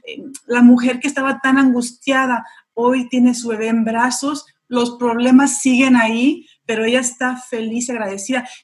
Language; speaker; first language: Spanish; early bilingual, heritage; Spanish